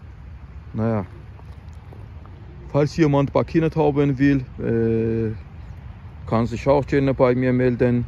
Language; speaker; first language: German; non-native, fluent; Azerbaijani